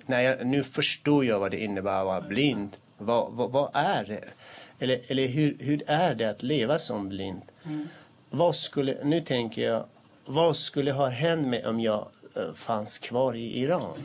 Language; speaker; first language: Swedish; non-native, fluent; Kurdish